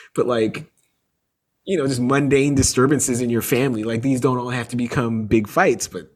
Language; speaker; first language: English; native; English